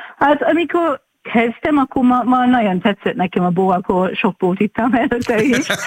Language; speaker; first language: Hungarian; non-native, learner; English